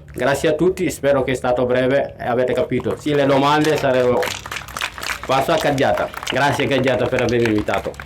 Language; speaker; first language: Italian; non-native, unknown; Fula